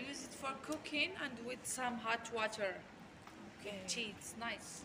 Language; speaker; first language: English; non-native, learner; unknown